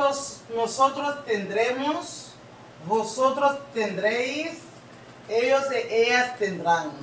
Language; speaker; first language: Spanish; non-native, learner; Haitian Creole